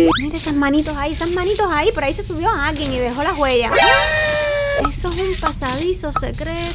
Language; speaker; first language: Spanish; native; Spanish